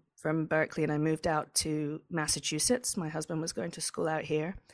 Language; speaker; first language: English; native; English